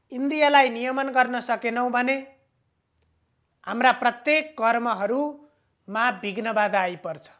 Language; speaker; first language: Nepali; native; Nepali